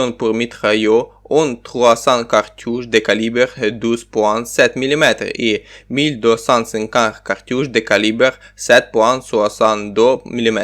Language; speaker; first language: French; non-native, learner; Ukrainian